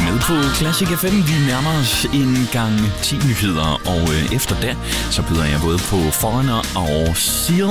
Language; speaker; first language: Danish; native; Danish